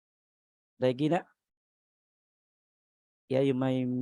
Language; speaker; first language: English; non-native, learner; Indonesian